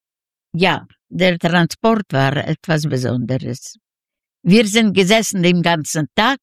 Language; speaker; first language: German; non-native, learner; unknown